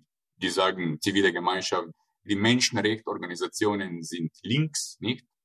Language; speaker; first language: German; non-native, fluent; Slovenian